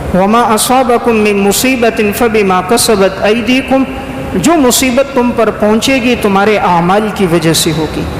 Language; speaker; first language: Urdu; native; Urdu